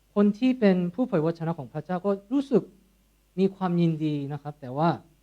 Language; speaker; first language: Thai; non-native, fluent; Korean